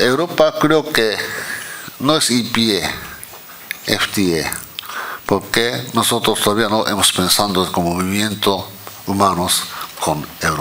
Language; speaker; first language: Spanish; non-native, fluent; Japanese